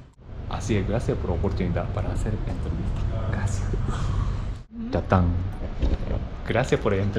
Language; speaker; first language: Spanish; non-native, learner; Japanese